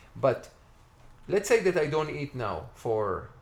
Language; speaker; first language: English; non-native, fluent; Hebrew